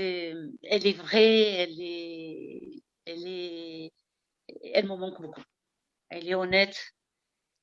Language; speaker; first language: French; early bilingual, heritage; Arabic